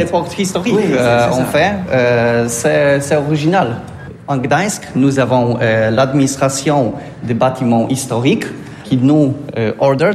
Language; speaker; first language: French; non-native, learner; Polish